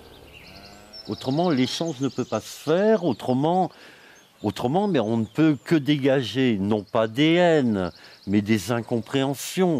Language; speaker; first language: French; native; French